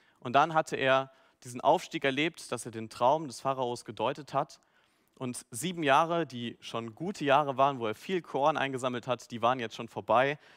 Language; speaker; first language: German; native; German